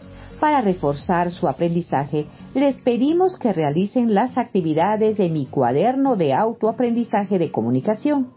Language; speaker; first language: Spanish; native; Spanish